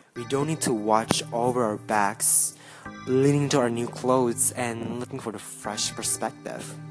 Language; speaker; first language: English; non-native, learner; Indonesian